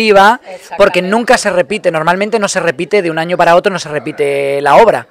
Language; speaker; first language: Spanish; native; Spanish